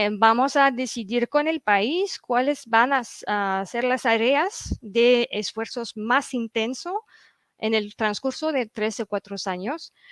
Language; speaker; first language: Spanish; non-native, fluent; French